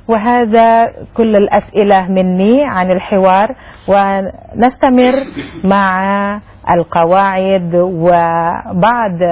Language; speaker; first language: Arabic; non-native, fluent; Indonesian